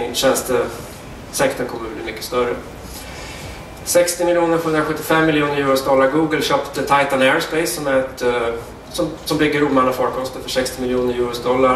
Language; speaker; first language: Swedish; native; Swedish